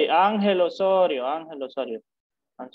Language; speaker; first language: English; non-native, fluent; Spanish